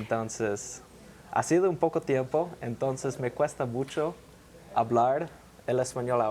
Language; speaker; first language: Spanish; non-native, learner; English